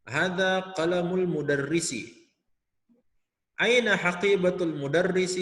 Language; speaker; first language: Arabic; non-native, fluent; Indonesian